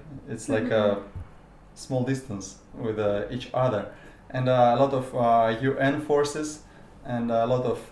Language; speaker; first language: English; non-native, learner; Russian